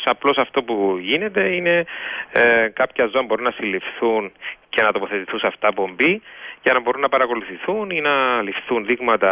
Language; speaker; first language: Greek; native; Greek